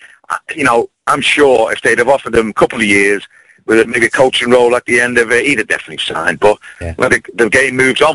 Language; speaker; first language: English; native; English